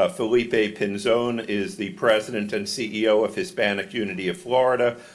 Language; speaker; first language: English; native; English